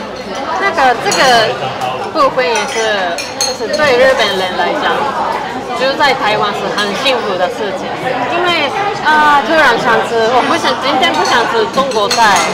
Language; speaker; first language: Chinese; non-native, fluent; Japanese